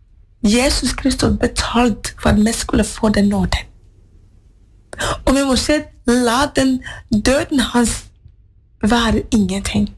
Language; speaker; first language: Norwegian; non-native, fluent; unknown